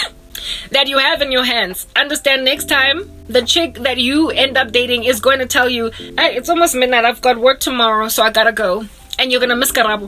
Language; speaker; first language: English; non-native, local second language; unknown